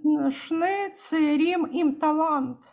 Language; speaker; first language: Hebrew; non-native, fluent; Russian